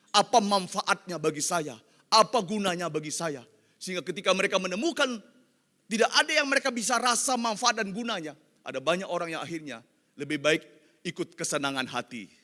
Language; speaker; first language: Indonesian; non-native, local second language; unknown